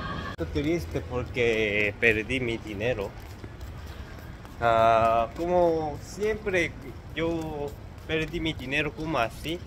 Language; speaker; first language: Spanish; non-native, learner; Korean